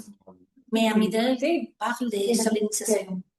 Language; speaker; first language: French; non-native, learner; Spanish